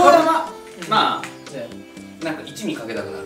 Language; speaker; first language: Japanese; native; Japanese